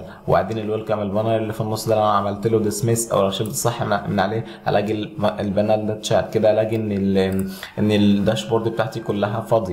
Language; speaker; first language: Arabic; native; Arabic